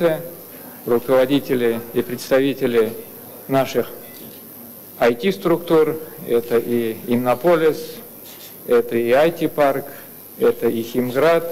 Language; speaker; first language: Russian; native; Russian